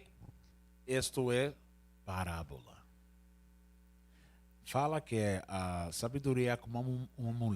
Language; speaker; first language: Portuguese; non-native, learner; Spanish